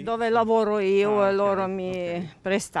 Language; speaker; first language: Italian; non-native, learner; Ukrainian